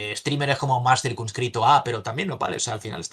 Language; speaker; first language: Spanish; native; Spanish